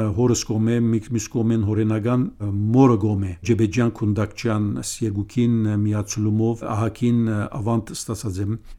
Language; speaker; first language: Armenian; early bilingual, heritage; Armenian